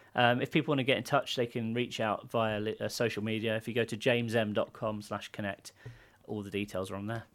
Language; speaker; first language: English; native; English